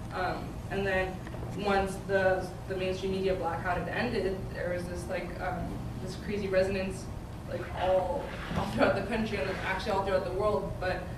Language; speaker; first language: English; native; English